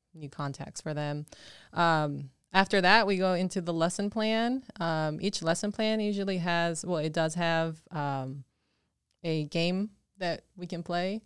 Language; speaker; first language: English; early bilingual, other home language; Spanish